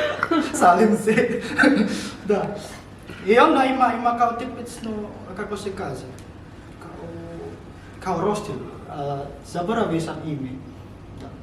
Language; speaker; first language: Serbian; non-native, learner; Indonesian